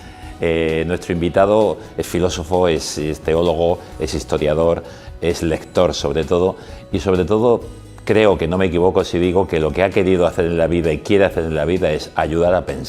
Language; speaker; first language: Spanish; native; Spanish